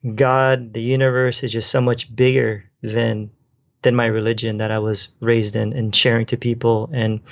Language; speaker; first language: English; native; English